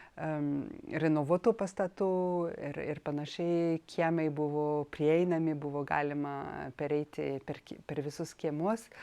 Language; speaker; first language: Lithuanian; non-native, fluent; French